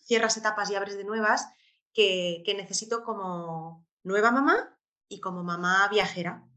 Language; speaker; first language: Spanish; native; Spanish